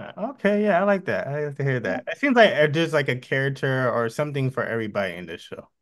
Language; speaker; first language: English; native; English